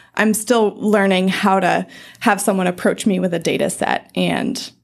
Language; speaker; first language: English; native; English